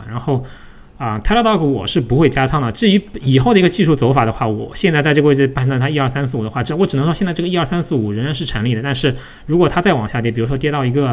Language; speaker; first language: Chinese; native; Chinese